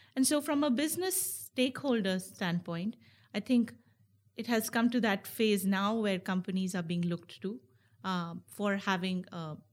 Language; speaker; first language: English; non-native, local second language; Hindi